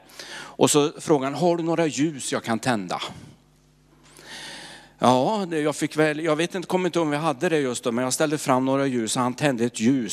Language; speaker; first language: Swedish; native; Swedish